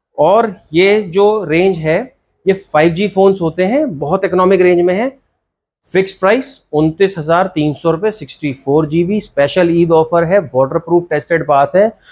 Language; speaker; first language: Hindi; native; Hindi